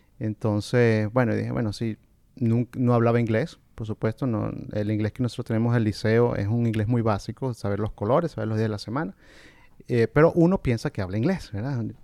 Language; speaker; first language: Spanish; native; Spanish